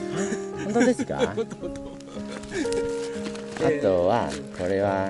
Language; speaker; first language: Japanese; non-native, learner; Chinese